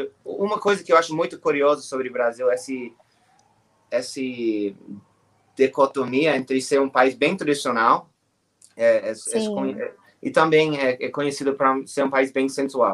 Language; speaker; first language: Portuguese; non-native, learner; English